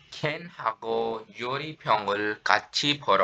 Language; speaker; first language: Korean; non-native, fluent; Urdu